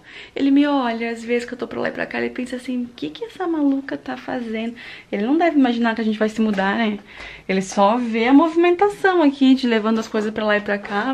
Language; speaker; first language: Portuguese; native; Portuguese